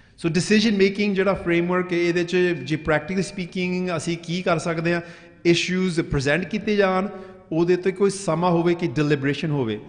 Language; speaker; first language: Punjabi; early bilingual, heritage; Punjabi